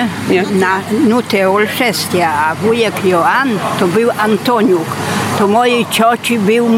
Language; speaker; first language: Polish; non-native, local second language; Ukrainian